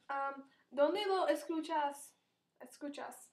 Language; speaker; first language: Spanish; non-native, learner; English